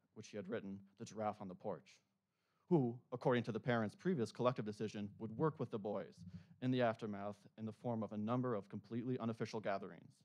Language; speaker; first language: English; native; English